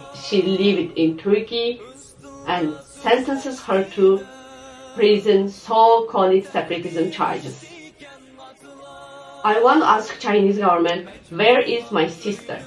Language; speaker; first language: English; non-native, learner; Uyghur